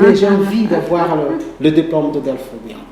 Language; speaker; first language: French; non-native, learner; Portuguese